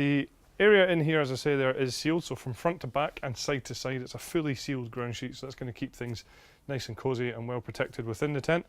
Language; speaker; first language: English; native; English